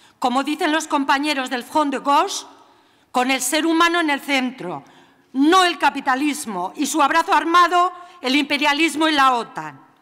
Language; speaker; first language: Spanish; native; Spanish